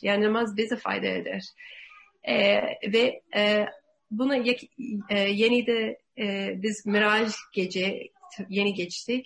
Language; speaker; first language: Turkish; non-native, learner; English